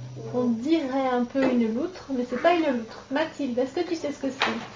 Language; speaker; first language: French; native; French